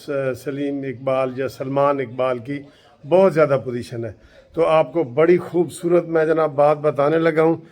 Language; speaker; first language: Urdu; native; Urdu